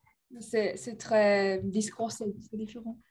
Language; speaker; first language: French; non-native, learner; Spanish